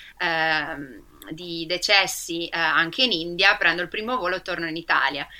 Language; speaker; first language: Italian; native; Italian